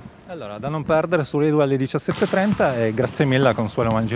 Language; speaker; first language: Italian; native; Italian